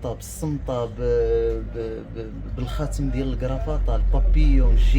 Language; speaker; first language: Arabic; native; Arabic